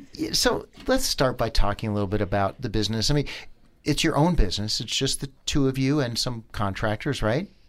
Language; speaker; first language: English; native; English